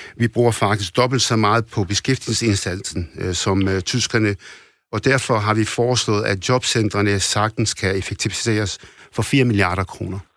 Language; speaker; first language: Danish; early bilingual, other home language; Arabic